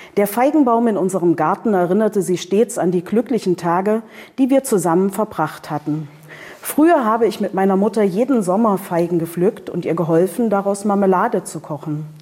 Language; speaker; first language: German; native; German